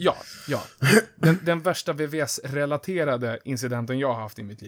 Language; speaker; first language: Swedish; native; Swedish